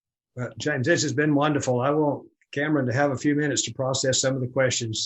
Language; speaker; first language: English; native; English